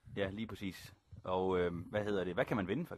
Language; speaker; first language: Danish; native; Danish